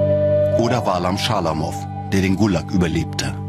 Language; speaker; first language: German; native; German